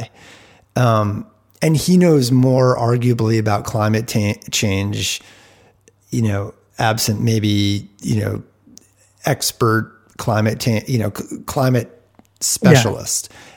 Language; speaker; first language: English; native; English